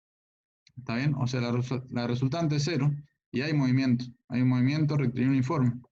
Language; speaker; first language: Spanish; native; Spanish